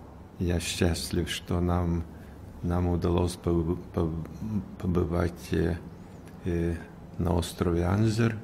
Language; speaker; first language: Russian; non-native, fluent; Lithuanian